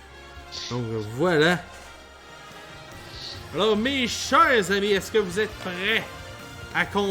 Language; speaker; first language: French; native; French